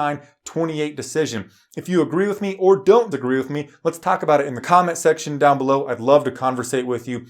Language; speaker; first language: English; native; English